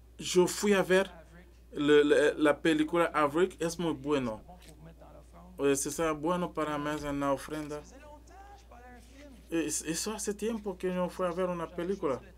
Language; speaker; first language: Spanish; non-native, learner; French